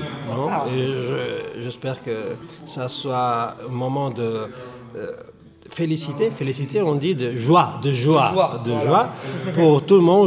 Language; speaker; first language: French; non-native, fluent; Spanish